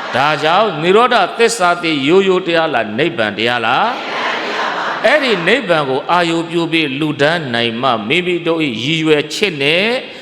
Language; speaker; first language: Burmese; native; Burmese